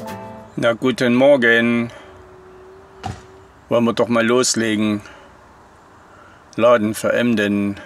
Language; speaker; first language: German; native; German